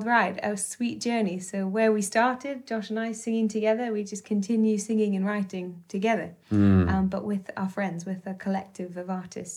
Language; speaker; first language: English; native; English